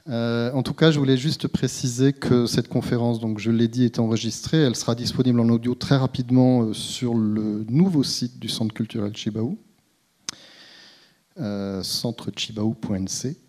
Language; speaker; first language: French; native; French